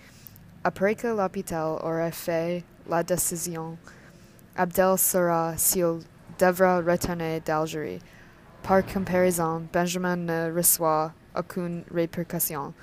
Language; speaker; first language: French; non-native, learner; English